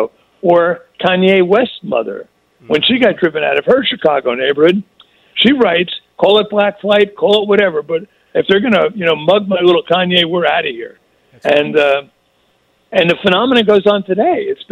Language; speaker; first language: English; native; English